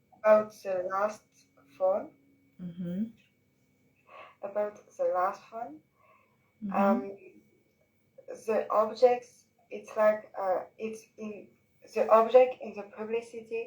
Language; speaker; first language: English; non-native, learner; French